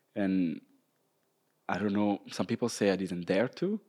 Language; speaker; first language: English; non-native, fluent; Italian